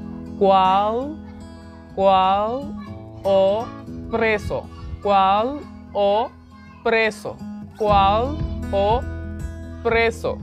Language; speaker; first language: Portuguese; non-native, learner; Hindi